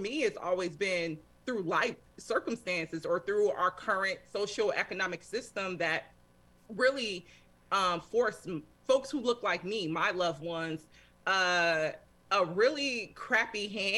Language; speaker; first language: English; native; English